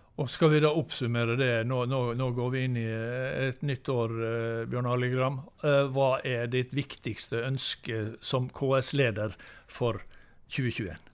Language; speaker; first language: Norwegian; native; Norwegian